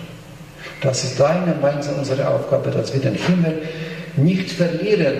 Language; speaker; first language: German; non-native, fluent; Polish